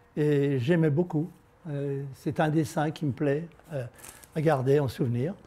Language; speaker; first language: French; native; French